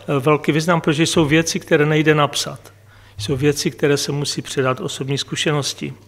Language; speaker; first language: Czech; non-native, local second language; Polish